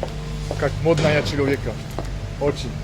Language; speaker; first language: Russian; non-native, learner; French